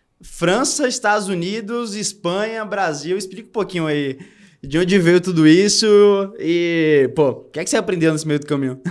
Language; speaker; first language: Portuguese; native; Portuguese